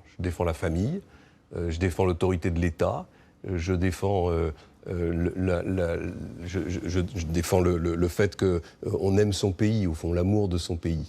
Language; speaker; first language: French; native; French